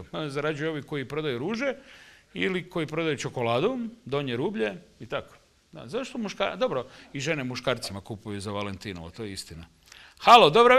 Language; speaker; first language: Serbian; native; Serbian